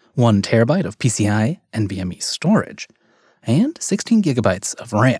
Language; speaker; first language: English; native; English